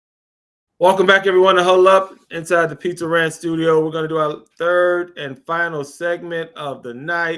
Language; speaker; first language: English; native; English